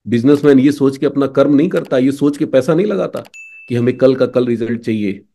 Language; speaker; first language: Hindi; native; Hindi